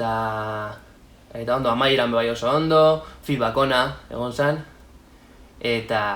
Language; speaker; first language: Basque; non-native, local second language; Spanish